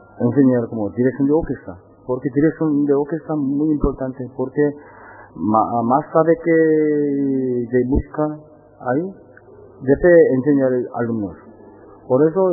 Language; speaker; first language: Spanish; non-native, learner; Korean